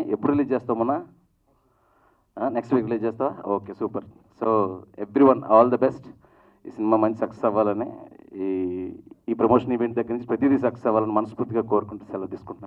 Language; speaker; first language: Telugu; native; Telugu